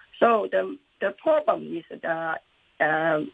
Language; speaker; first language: English; non-native, local second language; Cantonese